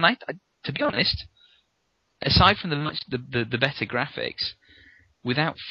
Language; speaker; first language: English; native; English